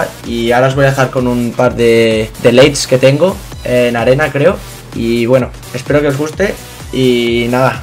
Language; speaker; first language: Spanish; native; Spanish